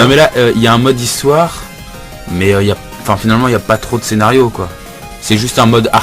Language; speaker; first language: French; native; French